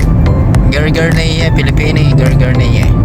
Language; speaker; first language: Filipino; native; Filipino